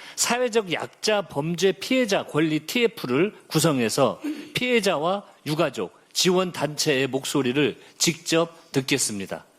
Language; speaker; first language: Korean; native; Korean